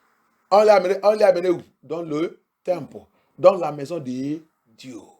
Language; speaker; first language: French; non-native, learner; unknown